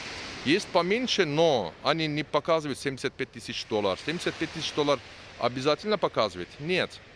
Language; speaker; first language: Russian; non-native, learner; Turkish